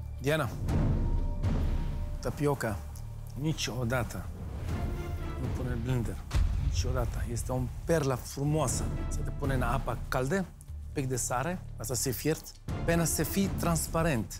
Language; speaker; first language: Romanian; non-native, learner; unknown